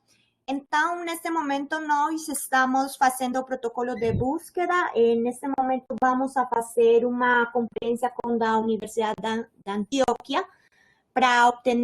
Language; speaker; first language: Portuguese; non-native, learner; Spanish